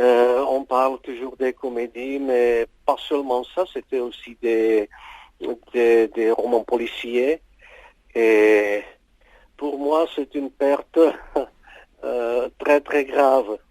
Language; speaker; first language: French; non-native, fluent; Czech